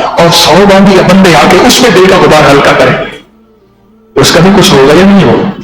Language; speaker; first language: Urdu; non-native, local second language; Saraiki